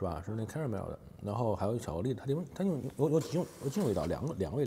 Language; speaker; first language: Chinese; native; Chinese